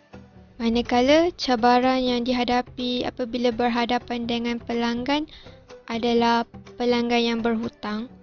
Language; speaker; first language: Malay; native; Malay